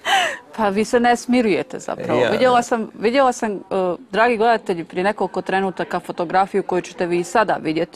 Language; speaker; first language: Serbian; native; Serbian